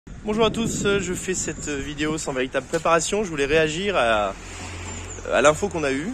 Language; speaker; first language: French; native; French